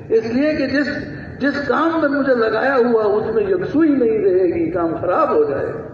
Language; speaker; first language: Urdu; non-native, local second language; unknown